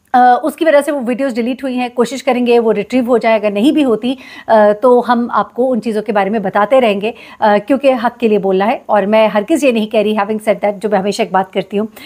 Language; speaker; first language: Urdu; native; Urdu